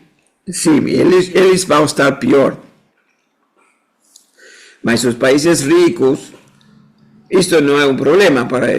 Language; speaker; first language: Portuguese; non-native, fluent; Spanish